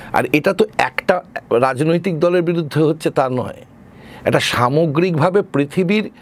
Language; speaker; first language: Bangla; native; Bangla